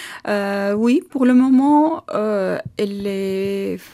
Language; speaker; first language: French; non-native, learner; Armenian